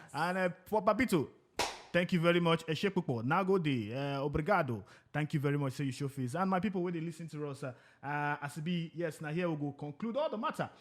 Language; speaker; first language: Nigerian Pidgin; non-native, local second language; Igbo